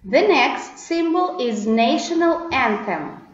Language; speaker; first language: English; non-native, fluent; Russian